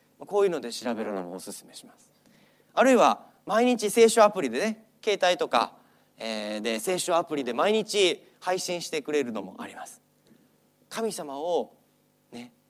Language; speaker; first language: Japanese; non-native, fluent; English